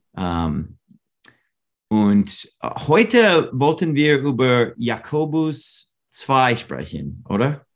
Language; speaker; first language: German; non-native, learner; English